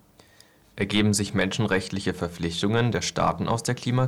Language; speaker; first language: German; native; German